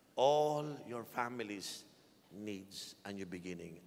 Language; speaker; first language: English; non-native, local second language; Filipino